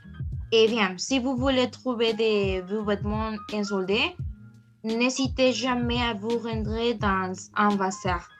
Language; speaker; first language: French; non-native, learner; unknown